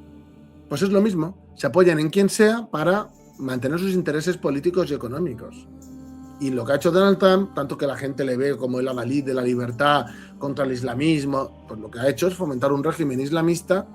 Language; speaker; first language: Spanish; native; Spanish